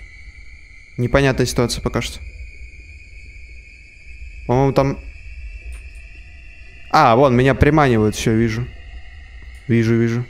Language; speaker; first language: Russian; native; Russian